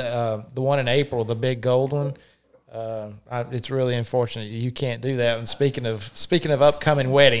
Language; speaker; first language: English; native; English